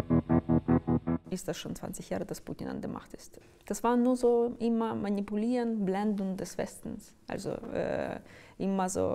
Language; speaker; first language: German; non-native, fluent; Ukrainian